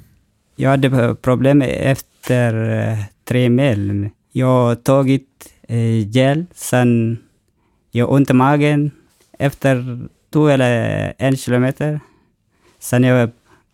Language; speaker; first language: Swedish; non-native, learner; Oromo